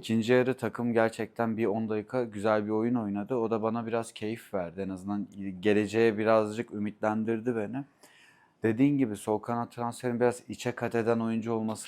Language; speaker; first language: Turkish; native; Turkish